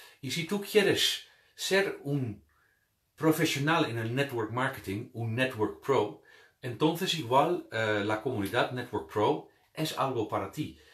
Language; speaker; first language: Spanish; non-native, fluent; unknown